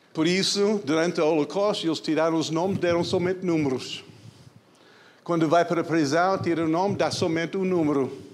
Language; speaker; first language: Portuguese; non-native, fluent; English